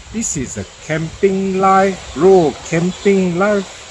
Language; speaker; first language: English; non-native, local second language; Chinese